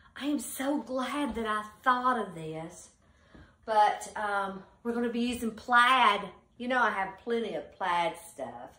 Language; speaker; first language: English; native; English